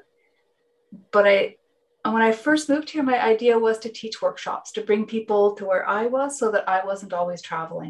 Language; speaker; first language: English; non-native, fluent; Finnish